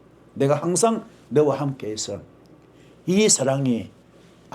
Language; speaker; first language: Korean; native; Korean